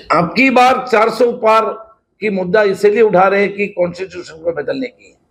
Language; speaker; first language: Hindi; non-native, local second language; Marathi